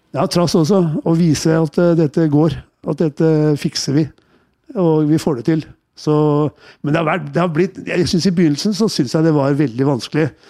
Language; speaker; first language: Norwegian; native; Norwegian